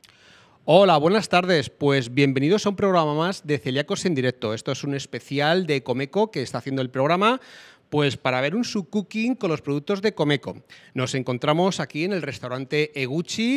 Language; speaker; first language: Spanish; native; Spanish